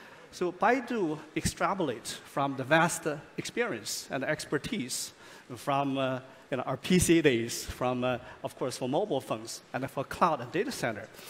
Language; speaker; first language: English; non-native, fluent; Chinese